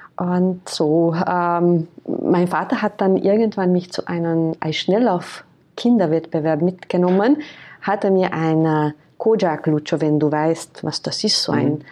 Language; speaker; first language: German; non-native, fluent; Hungarian